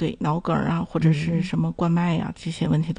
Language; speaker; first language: Chinese; native; Chinese